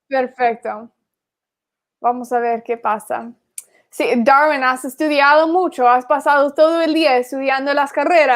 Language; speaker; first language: Spanish; non-native, fluent; English